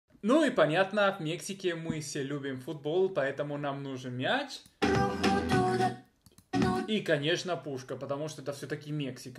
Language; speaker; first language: Russian; non-native, fluent; Spanish